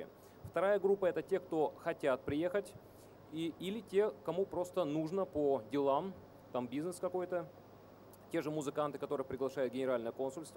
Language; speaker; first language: Russian; native; Russian